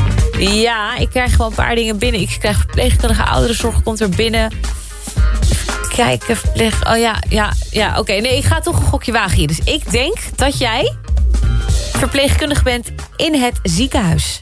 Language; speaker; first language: Dutch; native; Dutch